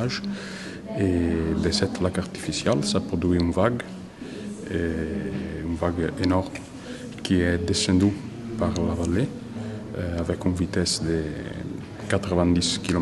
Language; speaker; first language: French; non-native, fluent; Italian